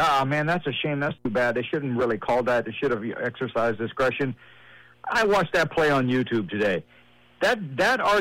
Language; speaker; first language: English; native; English